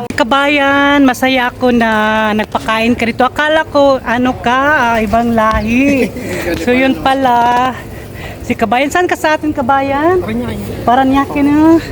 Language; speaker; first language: Filipino; native; Filipino